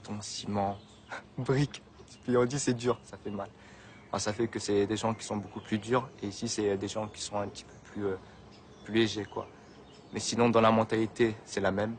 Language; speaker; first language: French; native; French